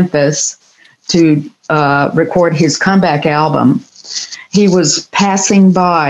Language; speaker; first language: English; native; English